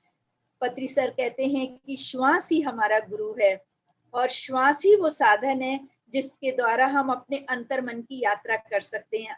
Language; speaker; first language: Hindi; native; Hindi